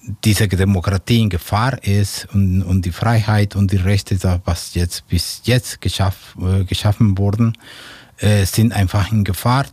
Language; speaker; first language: German; non-native, fluent; Spanish